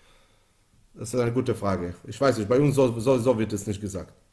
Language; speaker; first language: German; non-native, fluent; Yiddish